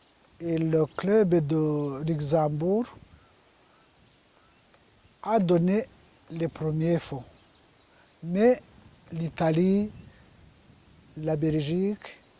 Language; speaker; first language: French; non-native, local second language; Kinyarwanda